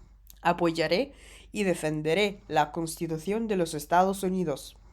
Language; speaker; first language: Spanish; non-native, fluent; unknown